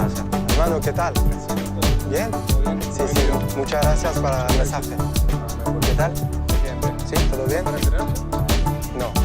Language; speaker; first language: Spanish; non-native, learner; French